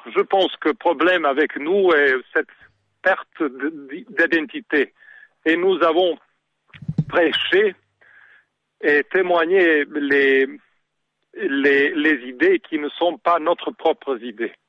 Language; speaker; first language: French; non-native, learner; Serbian